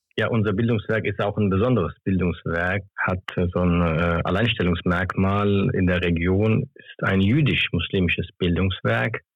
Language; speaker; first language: German; early bilingual, other home language; Turkish